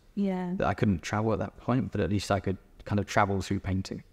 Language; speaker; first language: English; native; English